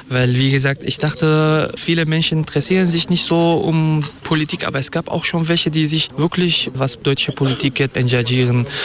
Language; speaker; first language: German; non-native, fluent; Kurdish